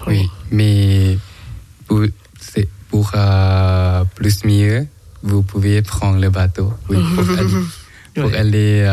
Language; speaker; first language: French; non-native, learner; Thai